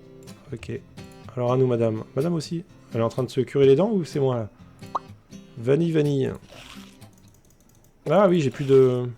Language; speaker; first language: French; native; French